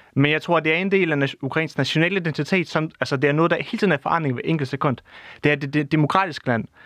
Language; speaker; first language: Danish; non-native, fluent; Russian